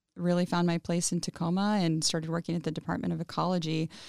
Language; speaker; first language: English; early bilingual, other home language; Spanish